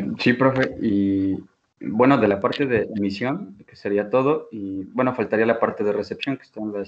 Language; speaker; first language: Spanish; native; Spanish